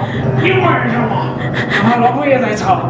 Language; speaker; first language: Chinese; non-native, fluent; Danish